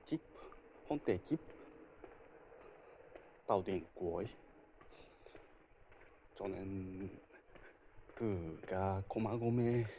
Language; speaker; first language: Vietnamese; non-native, learner; Japanese